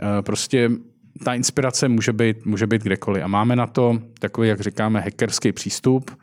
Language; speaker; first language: Czech; native; Czech